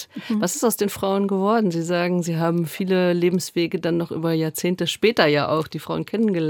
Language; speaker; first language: German; native; German